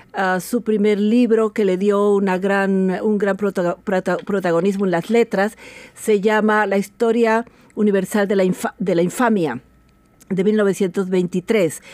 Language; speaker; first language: Spanish; native; Spanish